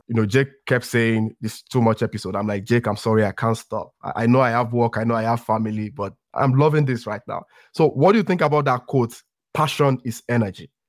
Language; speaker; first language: English; non-native, local second language; Yoruba